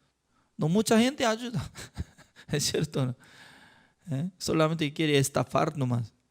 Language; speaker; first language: Spanish; non-native, fluent; Korean